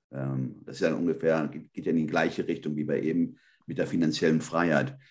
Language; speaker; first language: German; early bilingual, other home language; Spanish